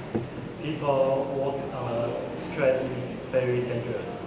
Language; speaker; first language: English; non-native, learner; Chinese